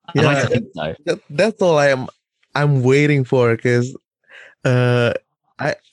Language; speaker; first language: English; non-native, fluent; Indonesian